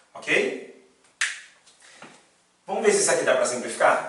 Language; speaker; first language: Portuguese; native; Portuguese